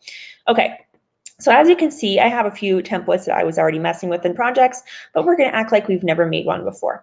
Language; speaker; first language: English; native; English